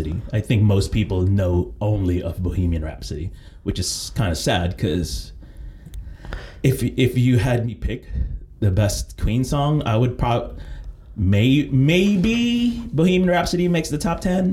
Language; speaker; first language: English; early bilingual, other home language; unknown